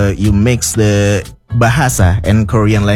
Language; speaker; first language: English; non-native, fluent; Indonesian